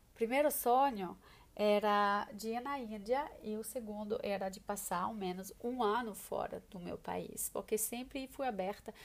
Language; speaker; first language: Portuguese; non-native, fluent; French